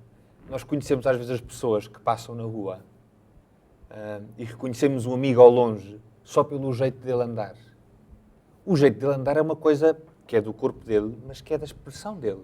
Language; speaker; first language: Portuguese; native; Portuguese